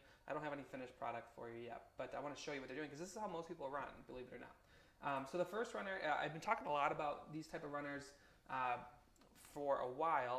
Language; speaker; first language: English; native; English